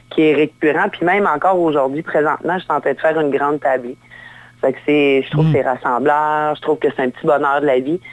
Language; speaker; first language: French; native; French